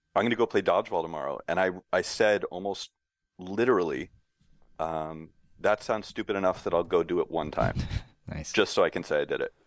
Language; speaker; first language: English; native; English